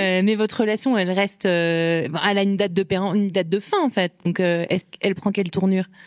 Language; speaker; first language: French; native; French